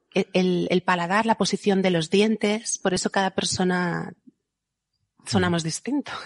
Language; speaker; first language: Spanish; native; Spanish